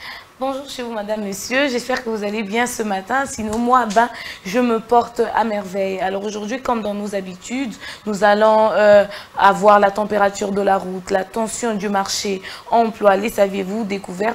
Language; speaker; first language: French; non-native, local second language; Lingala